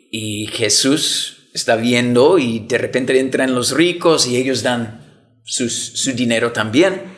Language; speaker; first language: Spanish; non-native, fluent; English